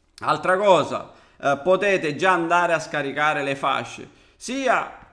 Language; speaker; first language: Italian; native; Italian